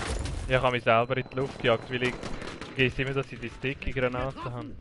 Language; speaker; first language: German; native; German